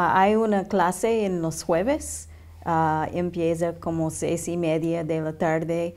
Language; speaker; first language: Spanish; non-native, learner; English